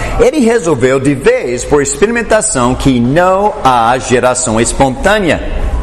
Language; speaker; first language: Portuguese; non-native, fluent; English